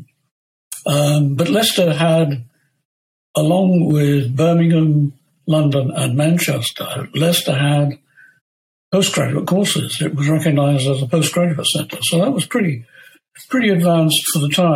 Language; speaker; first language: English; native; English